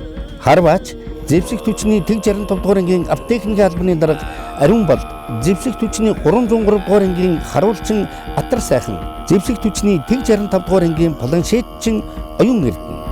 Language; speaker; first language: Mongolian; native; Mongolian